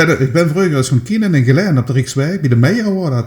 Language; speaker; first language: Dutch; native; Dutch